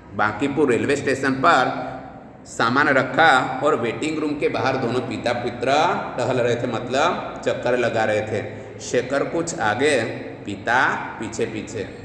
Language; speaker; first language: Hindi; non-native, local second language; Gujarati